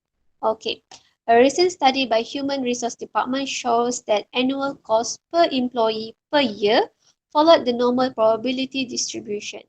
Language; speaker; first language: English; non-native, local second language; Malay